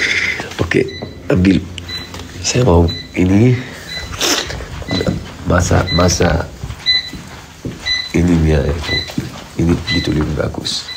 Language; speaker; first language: Indonesian; non-native, fluent; Arabic